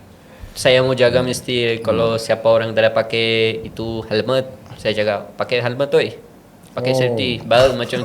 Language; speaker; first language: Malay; non-native, learner; Punjabi